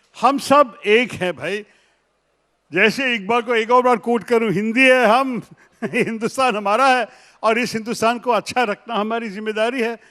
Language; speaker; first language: Hindi; non-native, local second language; Malayalam